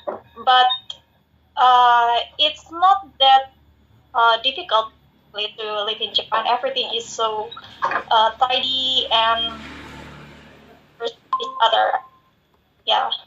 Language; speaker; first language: English; non-native, fluent; Indonesian